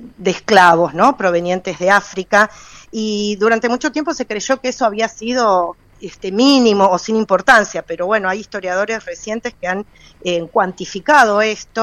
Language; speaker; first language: Spanish; native; Spanish